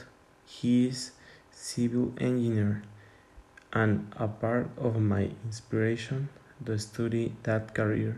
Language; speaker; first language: English; non-native, learner; Spanish